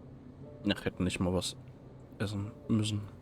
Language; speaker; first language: German; native; German